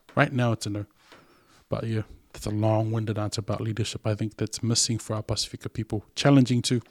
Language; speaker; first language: English; non-native, local second language; Samoan